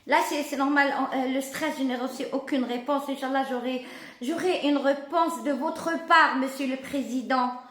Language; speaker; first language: French; non-native, local second language; Arabic